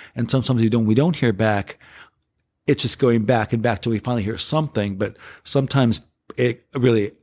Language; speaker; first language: English; native; English